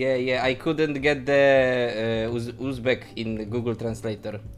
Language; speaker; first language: English; non-native, learner; Polish